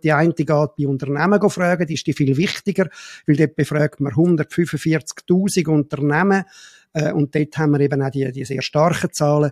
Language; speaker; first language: German; native; German